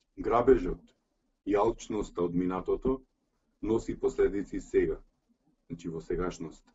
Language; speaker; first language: Macedonian; early bilingual, heritage; Macedonian